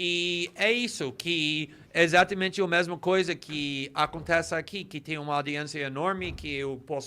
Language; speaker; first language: Portuguese; non-native, fluent; English